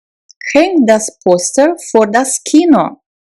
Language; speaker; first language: German; non-native, fluent; Russian